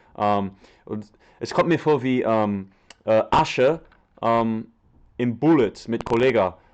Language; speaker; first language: German; non-native, learner; English